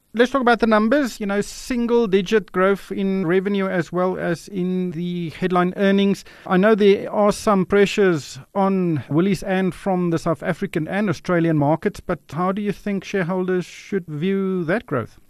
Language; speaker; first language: English; non-native, local second language; Afrikaans